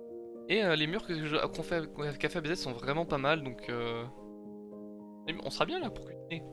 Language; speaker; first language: French; native; French